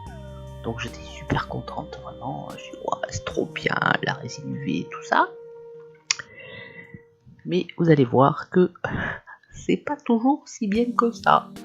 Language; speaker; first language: French; native; French